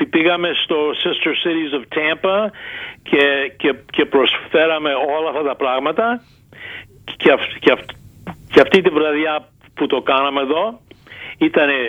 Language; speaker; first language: Greek; early bilingual, heritage; Greek